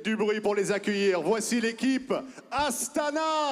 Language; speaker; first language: French; native; French